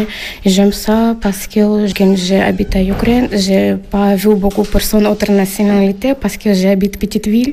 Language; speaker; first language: French; non-native, learner; Ukrainian